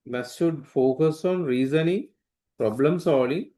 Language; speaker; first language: English; non-native, local second language; Sinhala